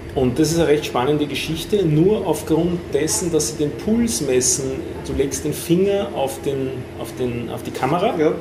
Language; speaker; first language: German; native; German